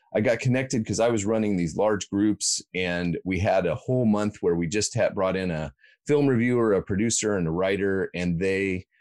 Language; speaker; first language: English; native; English